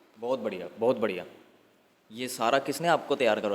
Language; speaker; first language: Hindi; native; Hindi